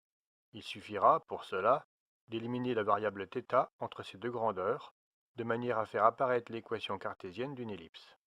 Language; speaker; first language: French; native; French